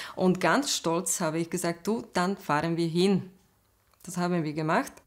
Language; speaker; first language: German; non-native, fluent; Slovak